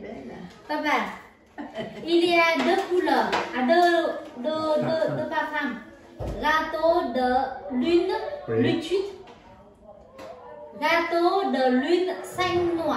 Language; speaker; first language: French; non-native, learner; Vietnamese